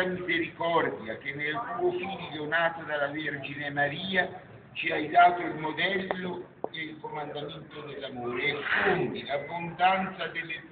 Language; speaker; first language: Italian; native; Italian